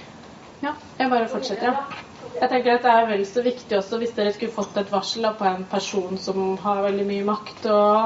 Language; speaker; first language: Norwegian; native; Norwegian